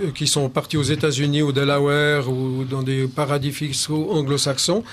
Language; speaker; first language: French; native; French